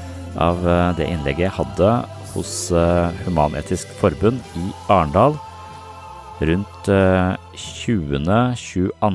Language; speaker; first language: Norwegian; native; Norwegian